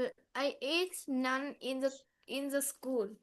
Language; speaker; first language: English; non-native, learner; Vietnamese